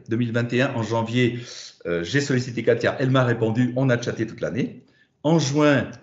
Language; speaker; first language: French; non-native, fluent; German